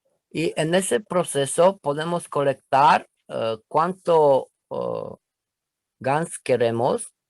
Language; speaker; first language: Spanish; non-native, learner; Romanian